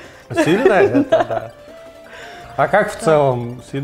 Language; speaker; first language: Russian; native; Russian